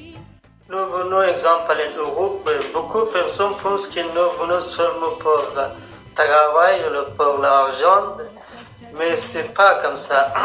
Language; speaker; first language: French; non-native, learner; Persian